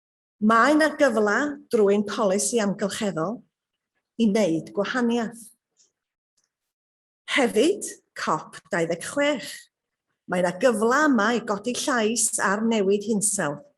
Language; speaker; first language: Welsh; native; Welsh